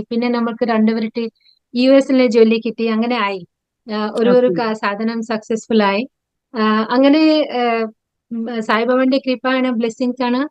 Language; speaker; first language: Malayalam; non-native, local second language; Odia